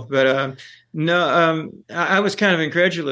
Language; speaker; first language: English; native; English